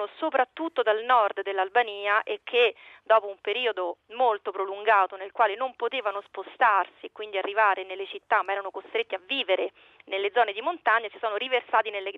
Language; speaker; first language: Italian; native; Italian